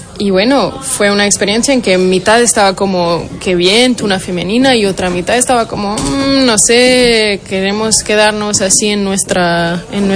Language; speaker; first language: Spanish; non-native, fluent; Portuguese